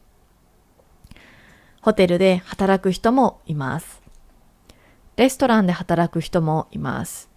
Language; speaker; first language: Japanese; native; Japanese